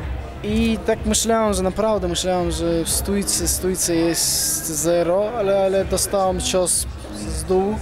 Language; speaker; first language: Polish; non-native, fluent; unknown